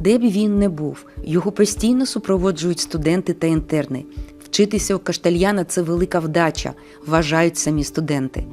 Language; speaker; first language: Ukrainian; native; Ukrainian